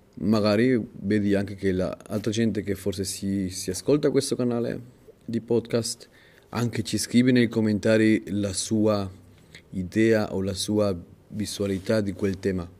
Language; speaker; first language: Italian; non-native, learner; Spanish